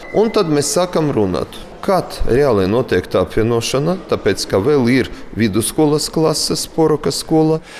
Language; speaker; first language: Latvian; non-native, local second language; Russian